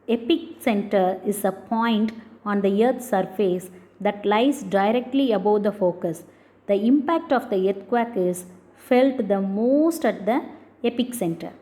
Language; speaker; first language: English; non-native, local second language; Tamil